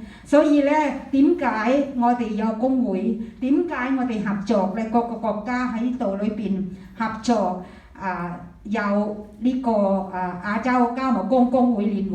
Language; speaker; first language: Cantonese; non-native, fluent; Thai